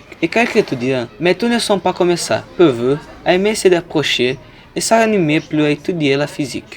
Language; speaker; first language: French; non-native, learner; Portuguese